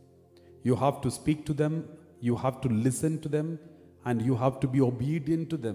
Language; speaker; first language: English; non-native, local second language; Malayalam